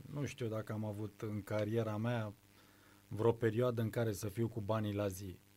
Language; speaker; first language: Romanian; native; Romanian